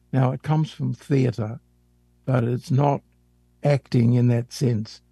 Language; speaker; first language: English; native; English